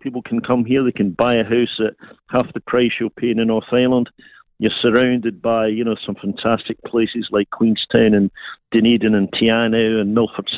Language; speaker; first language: English; native; English